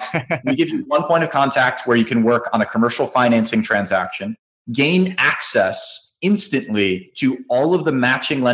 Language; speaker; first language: English; native; English